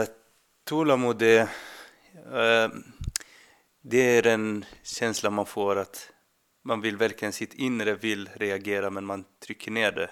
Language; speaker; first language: Swedish; non-native, fluent; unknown